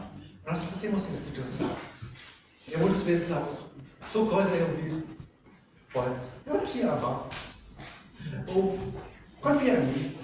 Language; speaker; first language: Portuguese; non-native, learner; German